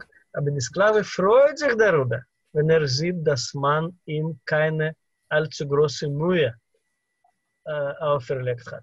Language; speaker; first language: German; non-native, fluent; Russian